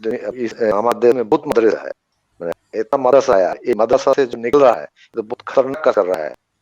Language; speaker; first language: Hindi; non-native, learner; Bangla